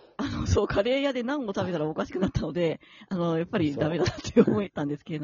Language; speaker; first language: Japanese; native; Japanese